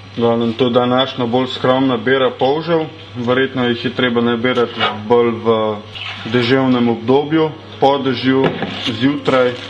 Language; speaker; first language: Slovenian; native; Slovenian